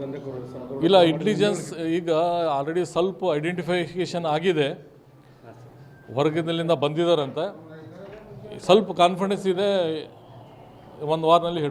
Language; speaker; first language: Kannada; non-native, local second language; Urdu